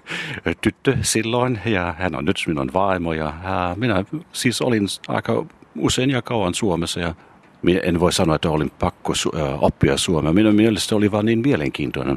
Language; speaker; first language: Finnish; non-native, fluent; German